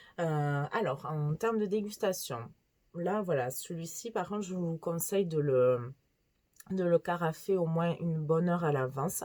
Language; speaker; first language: French; native; French